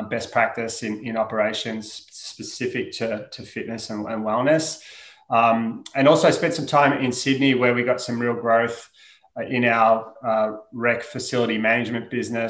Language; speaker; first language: English; native; English